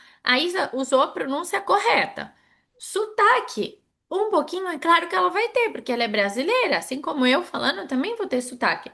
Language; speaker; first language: Portuguese; non-native, fluent; Spanish